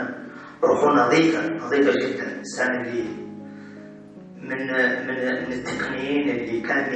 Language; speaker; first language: Arabic; native; Arabic